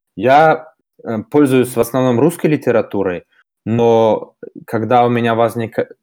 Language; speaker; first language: Russian; early bilingual, heritage; German